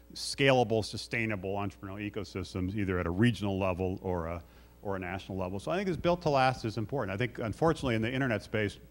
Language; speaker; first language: English; native; English